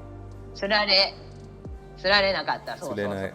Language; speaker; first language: Japanese; native; Japanese